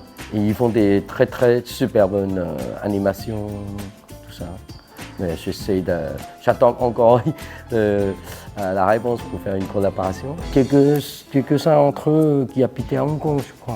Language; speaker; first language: French; non-native, fluent; Cantonese